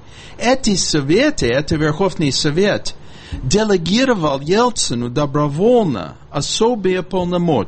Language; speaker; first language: Russian; non-native, fluent; English